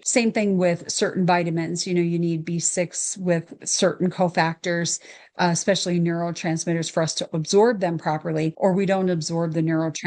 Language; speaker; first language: English; native; English